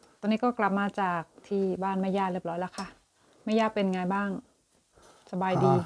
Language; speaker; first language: Thai; native; Thai